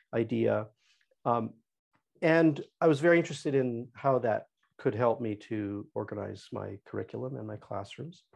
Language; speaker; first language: English; native; English